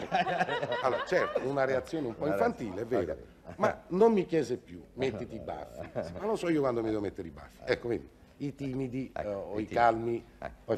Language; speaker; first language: Italian; native; Italian